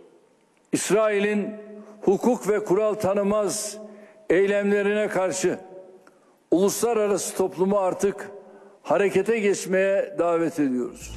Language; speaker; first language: Turkish; native; Turkish